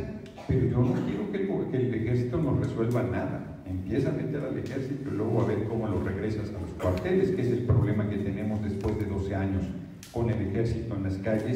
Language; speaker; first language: Spanish; native; Spanish